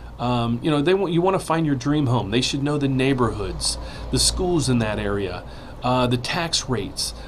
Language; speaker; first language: English; native; English